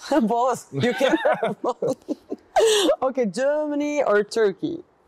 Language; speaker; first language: English; non-native, fluent; Turkish